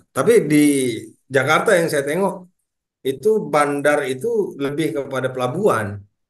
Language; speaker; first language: Indonesian; native; Indonesian